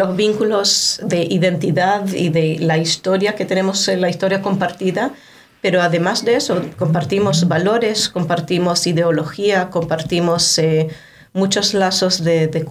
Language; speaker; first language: Spanish; non-native, fluent; Hebrew